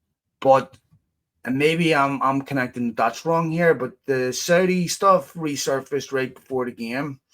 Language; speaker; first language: English; native; English